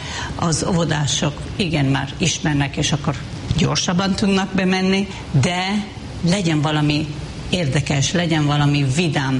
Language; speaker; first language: Hungarian; non-native, fluent; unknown